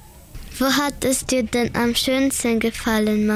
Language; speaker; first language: German; early bilingual, other home language; Persian